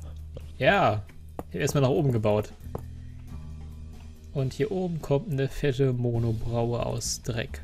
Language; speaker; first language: German; native; German